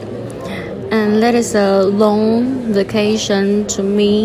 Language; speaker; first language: English; non-native, learner; Chinese